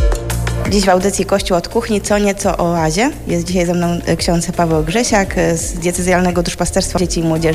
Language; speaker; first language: Polish; native; Polish